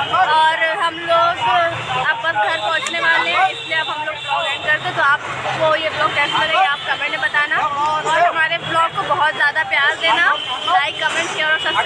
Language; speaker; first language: Hindi; native; Hindi